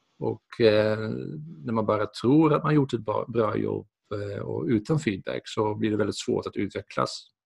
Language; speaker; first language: Swedish; non-native, fluent; Dutch